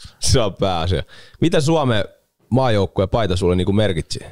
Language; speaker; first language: Finnish; native; Finnish